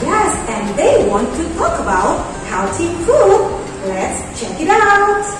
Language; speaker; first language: English; non-native, fluent; Indonesian